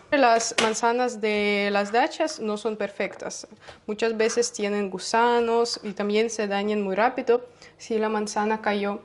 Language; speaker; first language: Spanish; non-native, learner; Russian